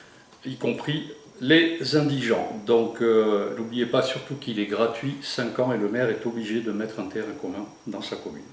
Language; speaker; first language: French; native; French